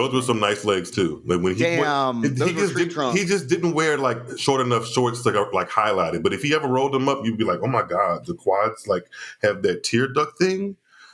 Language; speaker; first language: English; native; English